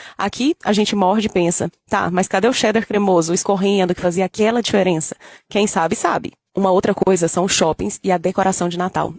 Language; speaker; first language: Portuguese; native; Portuguese